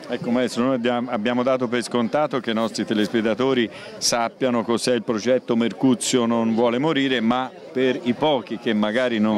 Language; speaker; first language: Italian; native; Italian